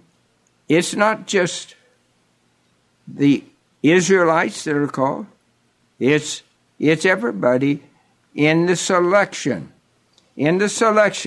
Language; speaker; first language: English; native; English